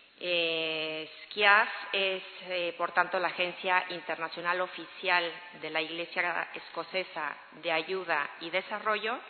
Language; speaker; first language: Spanish; native; Spanish